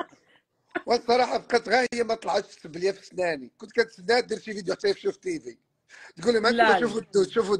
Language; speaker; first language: Arabic; native; Arabic